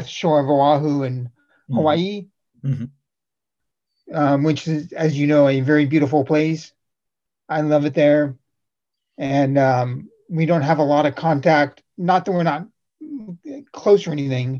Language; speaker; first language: English; native; English